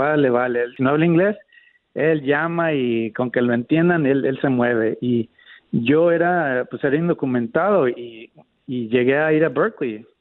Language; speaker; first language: Spanish; native; Spanish